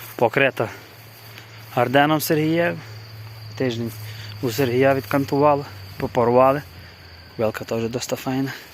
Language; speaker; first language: Ukrainian; native; Ukrainian